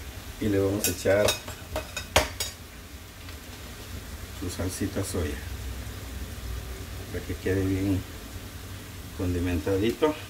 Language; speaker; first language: Spanish; native; Spanish